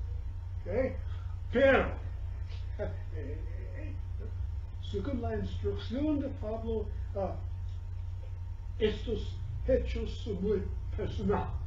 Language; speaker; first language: Spanish; non-native, learner; English